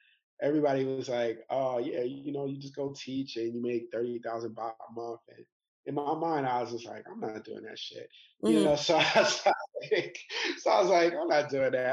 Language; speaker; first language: English; native; English